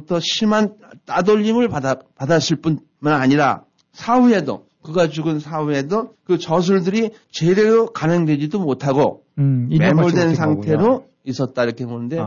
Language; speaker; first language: Korean; native; Korean